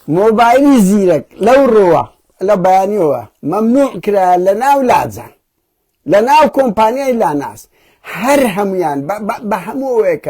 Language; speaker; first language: Central Kurdish; early bilingual, heritage; Central Kurdish